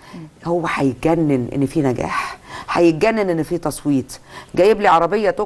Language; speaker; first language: Arabic; native; Arabic